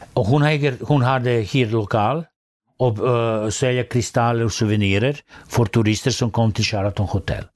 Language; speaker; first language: Swedish; non-native, fluent; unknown